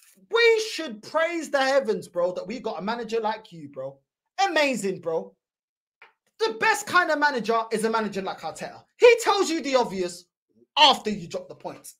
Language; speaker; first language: English; early bilingual, other home language; Portuguese